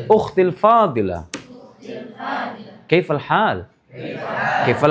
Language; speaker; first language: Arabic; non-native, fluent; Indonesian